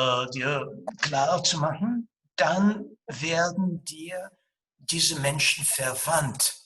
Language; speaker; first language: German; non-native, fluent; Russian